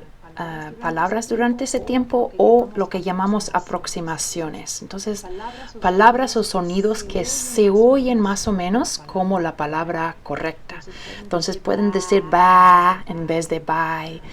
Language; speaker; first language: Spanish; early bilingual, heritage; Spanish